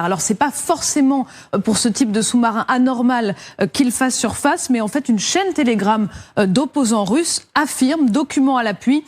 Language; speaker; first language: French; native; French